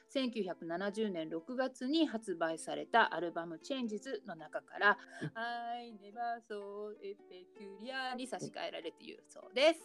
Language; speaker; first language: Japanese; native; Japanese